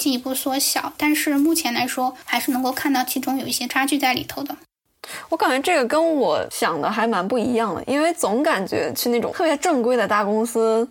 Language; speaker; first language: Chinese; native; Chinese